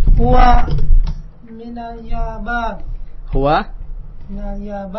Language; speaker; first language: Arabic; non-native, learner; Indonesian